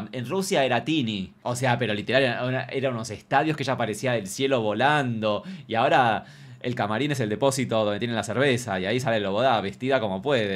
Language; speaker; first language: Spanish; native; Spanish